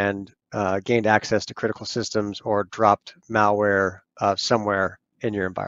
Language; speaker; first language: English; native; English